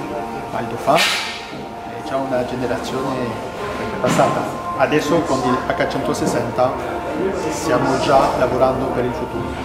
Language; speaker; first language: Italian; non-native, fluent; French